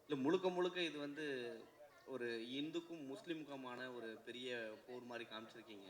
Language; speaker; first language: Tamil; native; Tamil